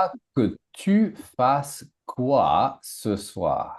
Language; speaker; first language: French; native; French